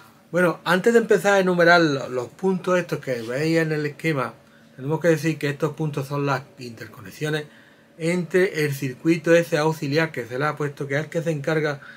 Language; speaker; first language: Spanish; native; Spanish